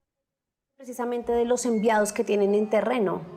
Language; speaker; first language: Spanish; native; Spanish